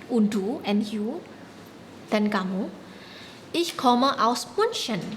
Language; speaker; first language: German; non-native, learner; Indonesian